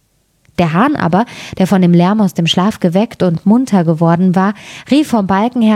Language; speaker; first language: German; native; German